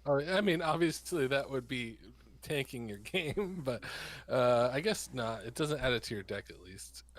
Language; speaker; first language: English; native; English